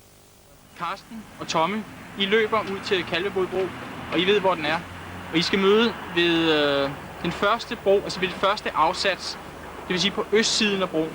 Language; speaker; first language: Danish; native; Danish